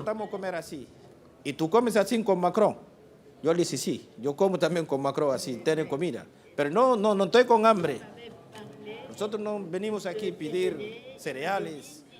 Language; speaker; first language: Spanish; non-native, fluent; Portuguese